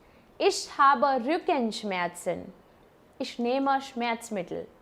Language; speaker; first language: German; non-native, fluent; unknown